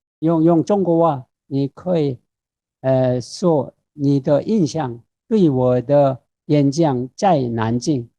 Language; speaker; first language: Chinese; non-native, fluent; Korean